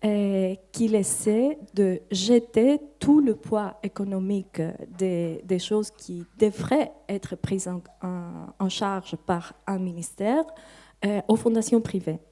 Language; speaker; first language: French; non-native, fluent; Greek